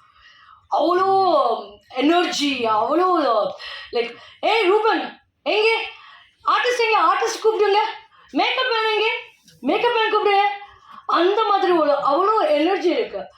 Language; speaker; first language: Tamil; non-native, fluent; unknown